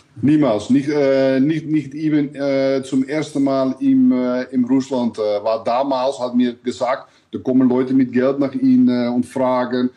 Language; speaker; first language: German; non-native, learner; Dutch